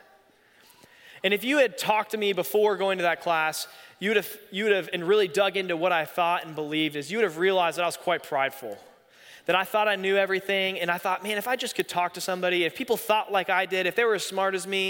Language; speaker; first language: English; native; English